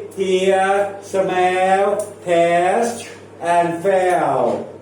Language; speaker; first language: English; non-native, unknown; Thai